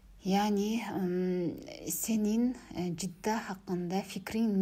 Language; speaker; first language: Turkish; non-native, learner; Kazakh